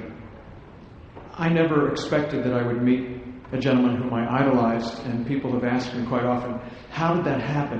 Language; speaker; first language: English; native; English